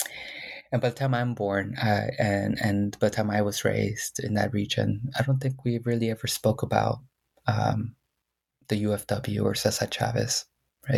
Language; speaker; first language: English; early bilingual, other home language; Spanish